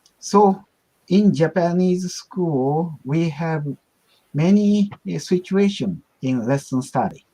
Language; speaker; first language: English; non-native, learner; Japanese